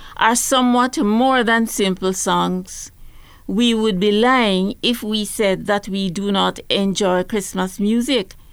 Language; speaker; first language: English; native; English